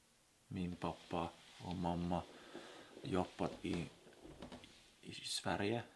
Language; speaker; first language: Swedish; non-native, learner; Finnish